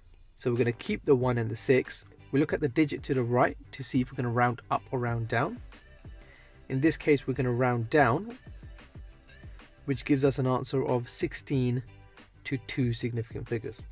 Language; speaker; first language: English; native; English